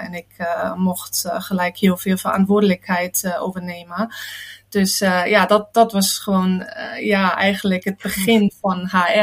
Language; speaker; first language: Dutch; non-native, fluent; German